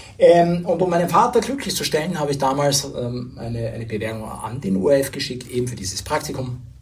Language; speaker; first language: German; native; German